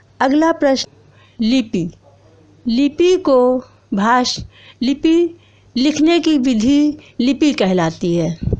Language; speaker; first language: Hindi; native; Hindi